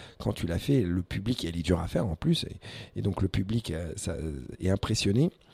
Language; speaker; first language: French; early bilingual, other home language; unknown